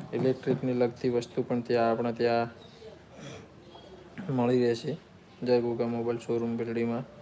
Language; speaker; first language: Gujarati; native; Gujarati